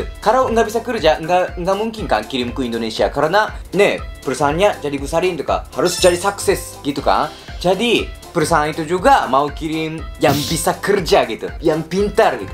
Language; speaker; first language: Indonesian; non-native, learner; Japanese